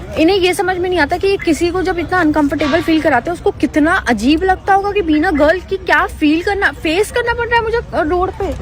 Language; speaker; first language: Hindi; native; Hindi